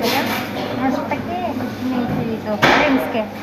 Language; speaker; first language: Russian; non-native, fluent; Tajik